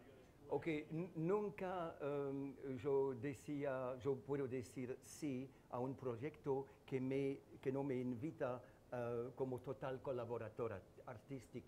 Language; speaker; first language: Spanish; non-native, learner; French